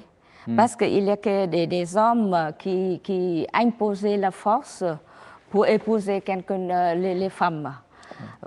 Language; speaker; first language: French; non-native, learner; Vietnamese